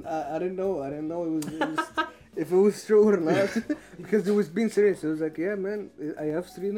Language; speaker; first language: English; non-native, fluent; Arabic